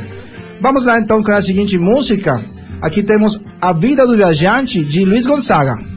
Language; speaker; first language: Portuguese; non-native, fluent; Spanish